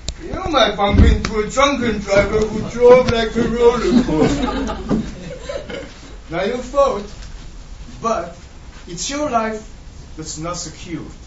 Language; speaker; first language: English; non-native, fluent; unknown